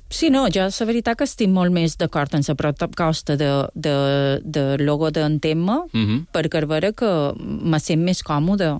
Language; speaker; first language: Catalan; native; Catalan